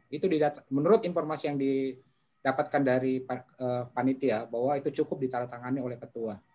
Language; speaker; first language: Indonesian; native; Indonesian